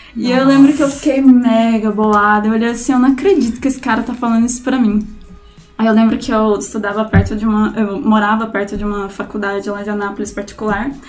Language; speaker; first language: Portuguese; native; Portuguese